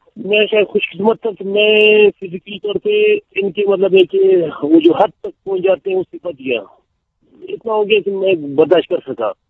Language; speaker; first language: Urdu; non-native, local second language; Baluchi